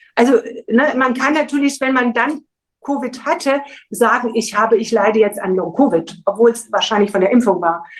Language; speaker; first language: German; native; German